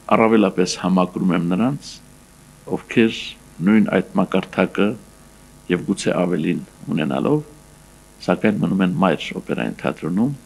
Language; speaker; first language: Armenian; native; Armenian